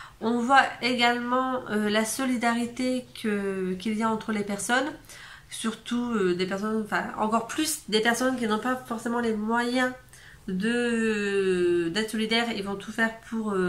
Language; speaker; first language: French; native; French